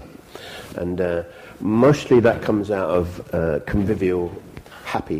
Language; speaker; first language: English; native; English